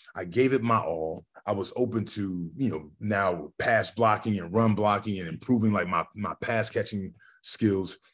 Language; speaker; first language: English; native; English